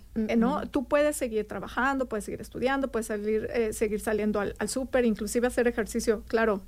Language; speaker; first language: Spanish; native; Spanish